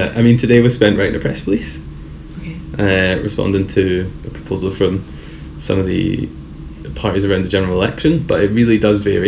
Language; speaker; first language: English; native; English